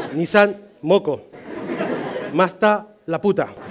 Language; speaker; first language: Spanish; non-native, fluent; Chinese